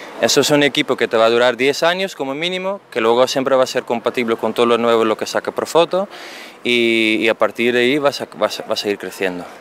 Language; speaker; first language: Spanish; non-native, fluent; Dutch